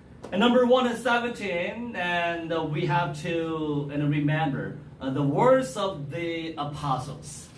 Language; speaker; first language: English; non-native, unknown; Korean